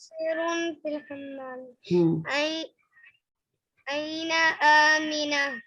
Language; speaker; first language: Arabic; non-native, learner; Urdu